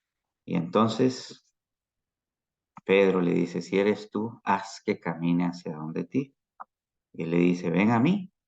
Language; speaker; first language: Spanish; native; Spanish